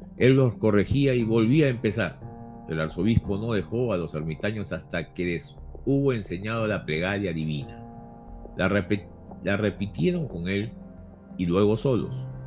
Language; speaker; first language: Spanish; native; Spanish